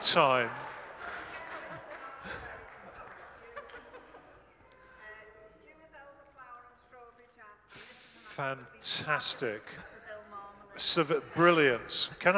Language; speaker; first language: English; native; English